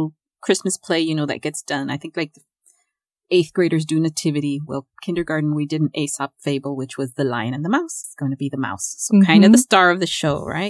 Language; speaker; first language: English; early bilingual, other home language; Spanish